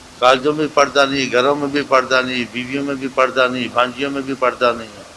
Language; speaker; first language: Urdu; non-native, local second language; Saraiki